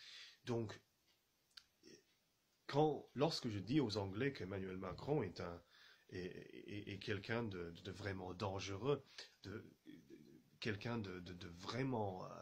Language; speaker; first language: French; non-native, fluent; English